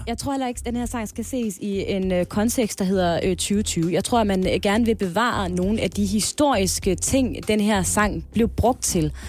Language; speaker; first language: Danish; native; Danish